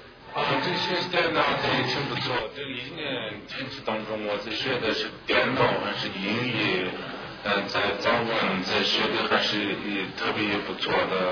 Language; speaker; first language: Chinese; non-native, local second language; Tibetan